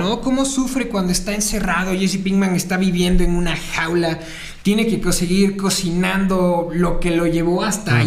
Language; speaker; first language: Spanish; native; Spanish